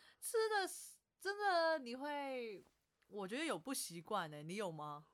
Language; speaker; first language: Chinese; non-native, local second language; Cantonese